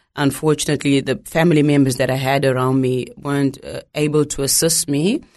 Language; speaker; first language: English; non-native, local second language; Shona